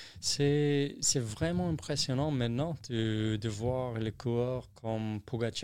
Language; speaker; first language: French; non-native, learner; English